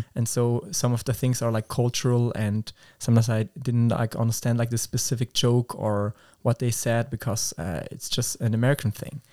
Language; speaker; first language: English; non-native, fluent; Swiss German